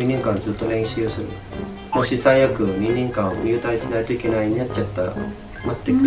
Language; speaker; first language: Japanese; non-native, fluent; Vietnamese